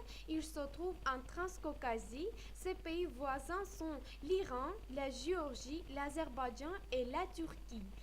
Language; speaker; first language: French; non-native, fluent; Armenian